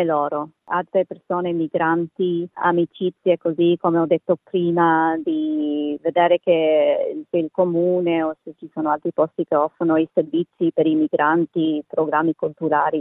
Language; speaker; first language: Italian; native; Italian